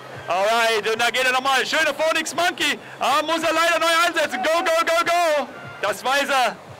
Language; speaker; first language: German; native; German